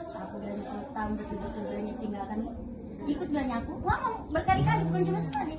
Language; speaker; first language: Indonesian; non-native, local second language; Buginese